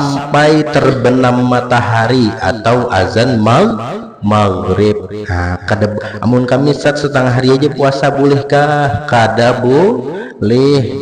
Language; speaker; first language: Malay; non-native, local second language; Banjar